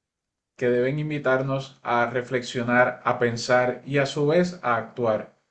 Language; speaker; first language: Spanish; native; Spanish